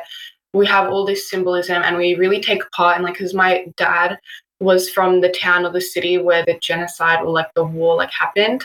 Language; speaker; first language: English; native; English